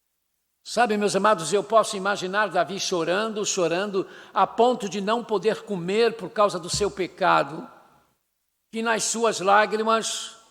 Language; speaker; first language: Portuguese; native; Portuguese